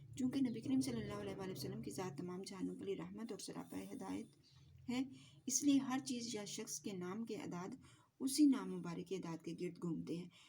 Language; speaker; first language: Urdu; native; Urdu